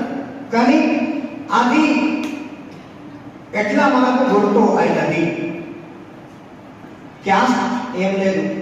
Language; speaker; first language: Telugu; non-native, local second language; Urdu